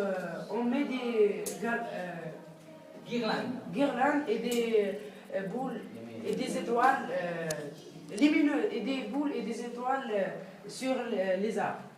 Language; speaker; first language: French; non-native, learner; Arabic